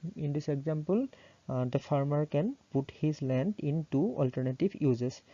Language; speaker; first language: English; non-native, local second language; Assamese